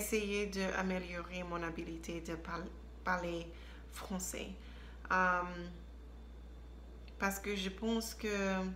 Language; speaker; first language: French; non-native, learner; English